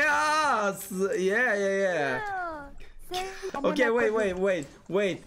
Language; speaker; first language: English; non-native, fluent; Swedish